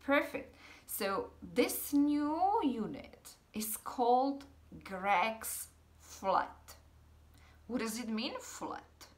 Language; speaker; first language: English; non-native, fluent; Czech